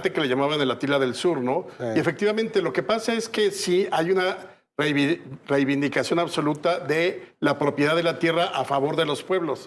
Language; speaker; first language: Spanish; native; Spanish